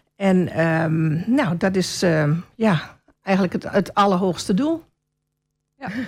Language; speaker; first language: Dutch; native; Dutch